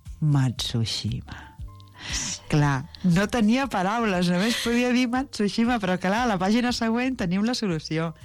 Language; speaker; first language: Catalan; native; Catalan